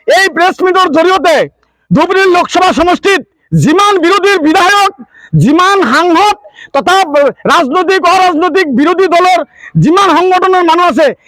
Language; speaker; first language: Assamese; non-native, local second language; Bangla